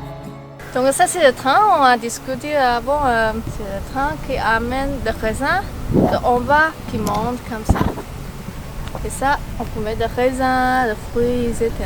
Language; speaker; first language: French; non-native, learner; Chinese